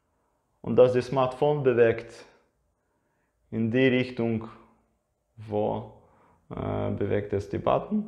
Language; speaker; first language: German; non-native, learner; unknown